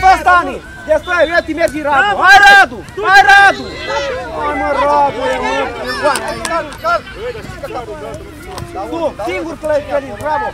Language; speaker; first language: Romanian; native; Romanian